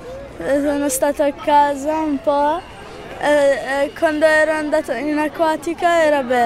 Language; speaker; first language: Italian; non-native, learner; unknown